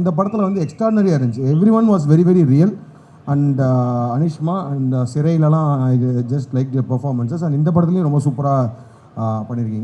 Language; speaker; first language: Tamil; native; Tamil